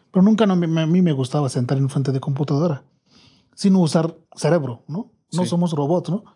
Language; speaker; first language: Spanish; non-native, learner; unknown